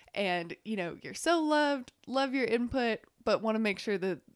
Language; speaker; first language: English; native; English